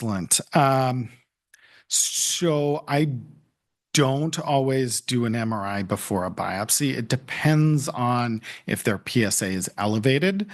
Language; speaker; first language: English; native; English